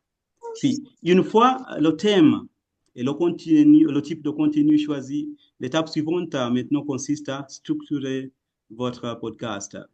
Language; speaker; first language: French; non-native, fluent; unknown